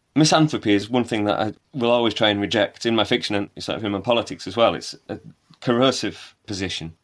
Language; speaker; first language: English; native; English